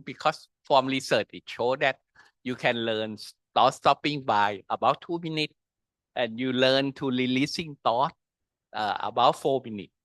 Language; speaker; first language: English; non-native, learner; Thai